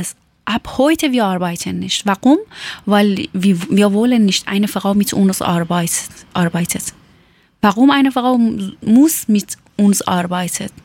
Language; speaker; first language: German; non-native, learner; Persian